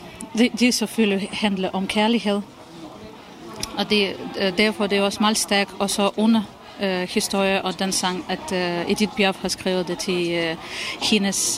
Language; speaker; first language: Danish; non-native, fluent; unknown